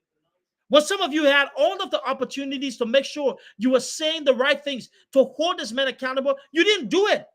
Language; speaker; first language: English; native; English